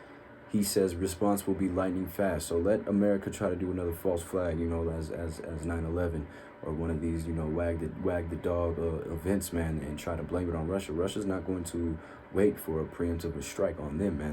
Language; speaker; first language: English; native; English